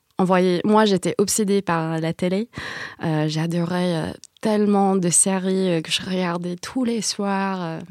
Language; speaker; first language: French; non-native, fluent; Vietnamese